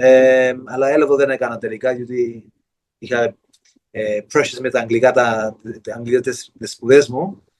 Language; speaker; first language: Greek; early bilingual, heritage; Greek